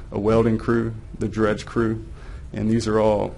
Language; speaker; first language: English; native; English